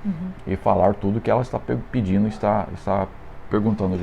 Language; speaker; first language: Portuguese; non-native, fluent; English